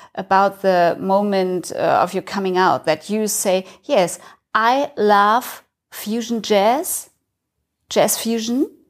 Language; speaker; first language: English; non-native, fluent; German